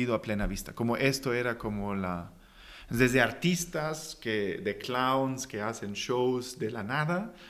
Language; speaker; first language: Spanish; non-native, fluent; German